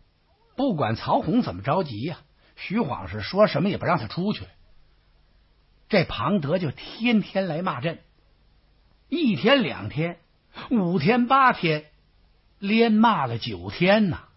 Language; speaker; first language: Chinese; native; Chinese